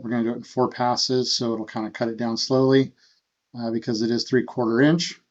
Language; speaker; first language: English; native; English